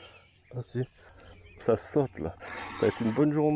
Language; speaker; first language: French; native; French